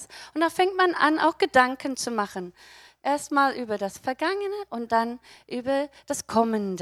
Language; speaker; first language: German; non-native, fluent; English